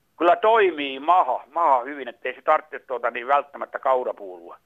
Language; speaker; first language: Finnish; native; Finnish